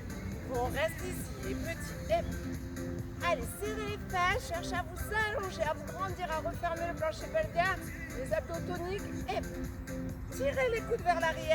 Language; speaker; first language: French; native; French